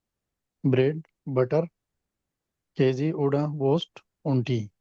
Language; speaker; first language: German; non-native, learner; Urdu